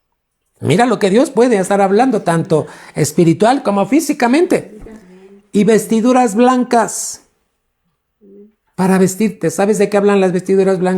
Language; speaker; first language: Spanish; native; Spanish